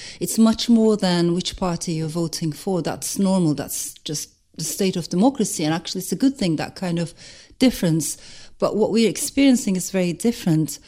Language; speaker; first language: English; non-native, fluent; Turkish